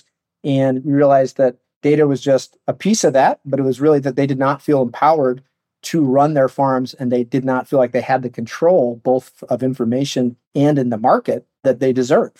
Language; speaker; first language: English; native; English